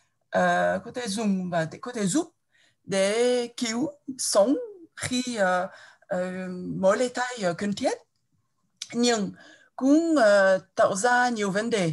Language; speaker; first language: Vietnamese; non-native, fluent; French